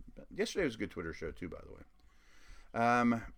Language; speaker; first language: English; native; English